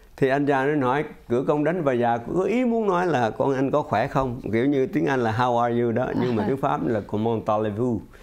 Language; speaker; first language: Vietnamese; native; Vietnamese